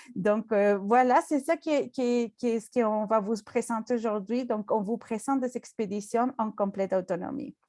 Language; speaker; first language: French; non-native, fluent; Spanish